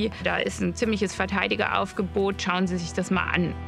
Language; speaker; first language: German; native; German